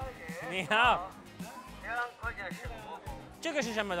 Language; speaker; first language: Chinese; non-native, fluent; English